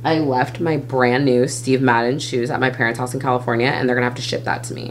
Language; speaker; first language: English; native; English